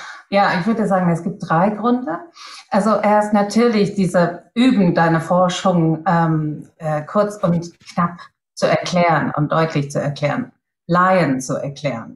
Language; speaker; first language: German; non-native, fluent; English